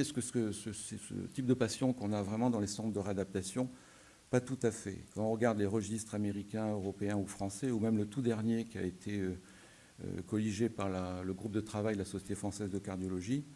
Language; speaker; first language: French; native; French